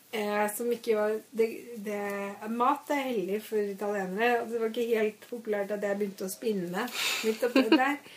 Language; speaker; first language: Norwegian; native; Norwegian